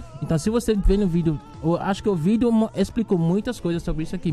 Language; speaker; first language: Portuguese; non-native, fluent; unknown